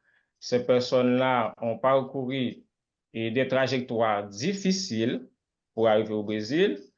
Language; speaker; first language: French; non-native, local second language; Haitian Creole